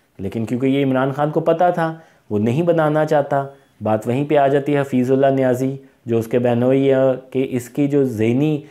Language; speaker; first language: Urdu; non-native, local second language; Punjabi